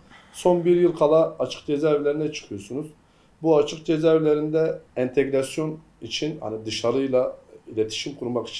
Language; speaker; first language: Turkish; native; Turkish